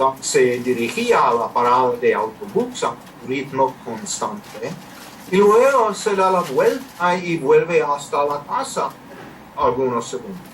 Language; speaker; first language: Spanish; non-native, learner; English